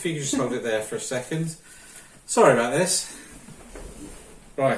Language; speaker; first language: English; native; English